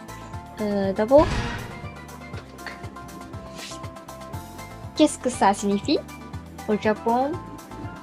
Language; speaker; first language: French; non-native, learner; Japanese